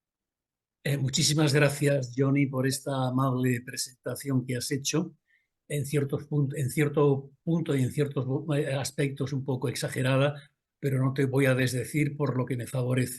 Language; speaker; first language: Spanish; native; Spanish